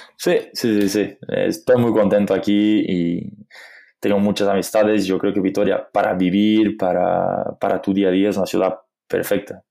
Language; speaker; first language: Spanish; non-native, fluent; Portuguese